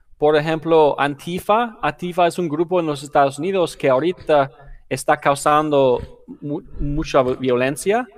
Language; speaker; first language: Spanish; non-native, fluent; English